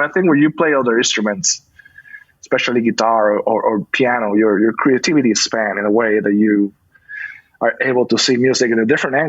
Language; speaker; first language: English; non-native, fluent; Spanish